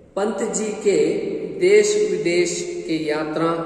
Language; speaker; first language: Hindi; non-native, local second language; Kannada